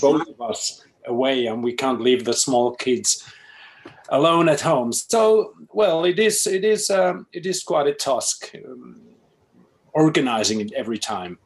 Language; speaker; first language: English; non-native, fluent; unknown